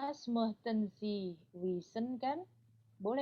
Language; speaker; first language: German; non-native, learner; Indonesian